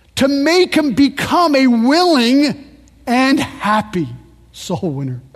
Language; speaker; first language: English; early bilingual, other home language; French